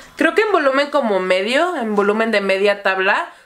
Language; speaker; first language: Spanish; native; Spanish